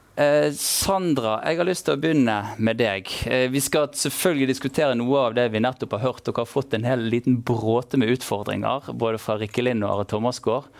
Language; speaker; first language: Norwegian; native; Norwegian